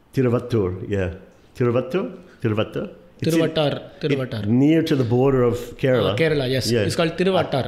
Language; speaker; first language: English; native; English